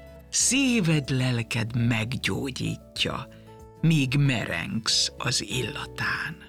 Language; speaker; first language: Hungarian; native; Hungarian